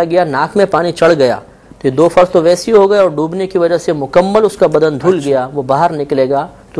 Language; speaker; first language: Urdu; native; Urdu